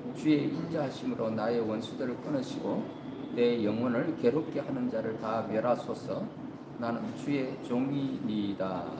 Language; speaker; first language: Korean; native; Korean